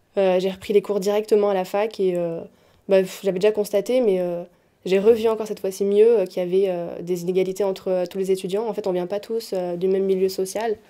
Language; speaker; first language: French; native; French